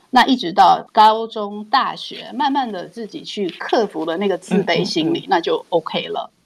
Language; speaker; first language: Chinese; native; Chinese